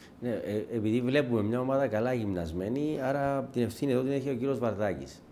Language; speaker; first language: Greek; native; Greek